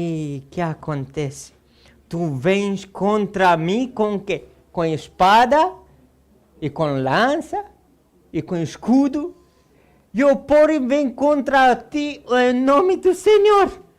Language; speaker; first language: Portuguese; non-native, fluent; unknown